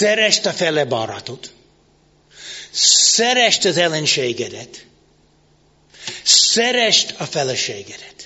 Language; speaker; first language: Hungarian; non-native, fluent; English